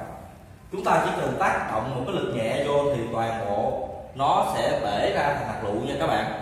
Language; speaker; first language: Vietnamese; native; Vietnamese